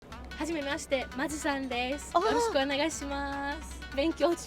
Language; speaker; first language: Japanese; non-native, learner; English